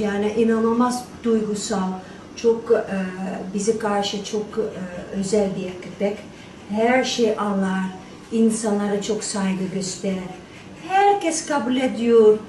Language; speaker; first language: Turkish; non-native, fluent; Dutch